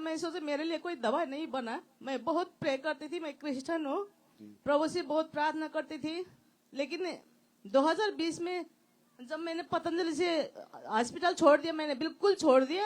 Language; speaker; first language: Hindi; non-native, local second language; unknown